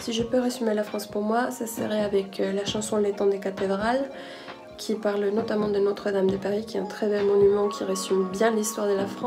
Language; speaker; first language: French; non-native, fluent; Spanish